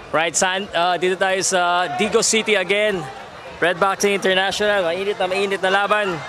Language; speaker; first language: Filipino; non-native, local second language; Cebuano